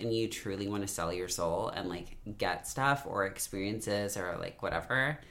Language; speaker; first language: English; native; English